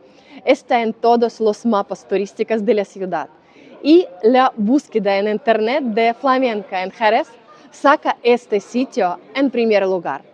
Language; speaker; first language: Spanish; non-native, fluent; Ukrainian